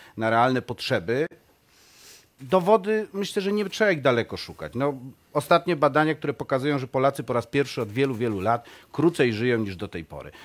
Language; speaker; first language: Polish; native; Polish